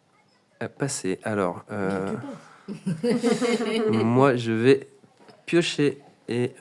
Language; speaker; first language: French; native; French